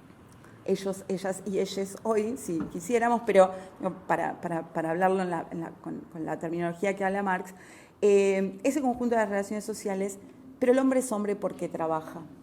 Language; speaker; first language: Spanish; native; Spanish